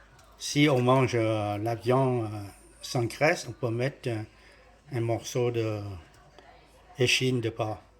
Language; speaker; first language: French; non-native, learner; Vietnamese